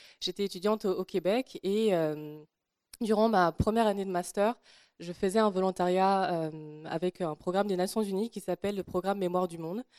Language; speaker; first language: French; native; French